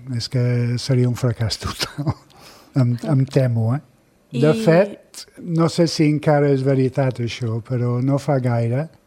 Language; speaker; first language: Catalan; non-native, fluent; English